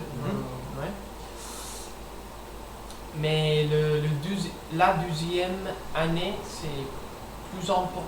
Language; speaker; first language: French; non-native, learner; English